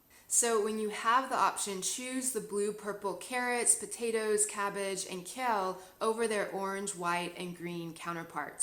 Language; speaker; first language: English; native; English